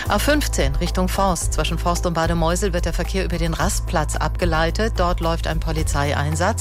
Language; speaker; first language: German; native; German